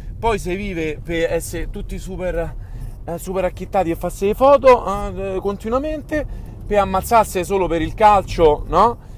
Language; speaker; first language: Italian; native; Italian